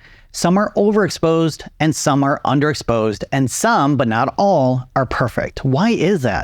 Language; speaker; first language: English; native; English